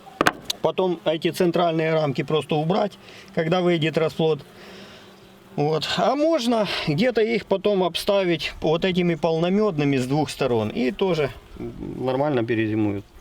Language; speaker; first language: Russian; native; Russian